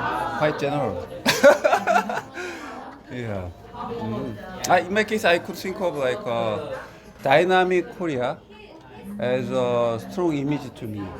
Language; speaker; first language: English; non-native, fluent; Korean